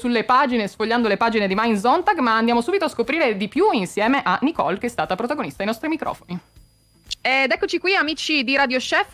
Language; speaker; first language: Italian; native; Italian